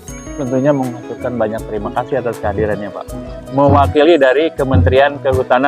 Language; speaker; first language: Indonesian; native; Indonesian